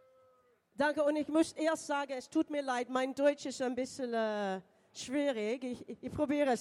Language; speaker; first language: German; non-native, learner; English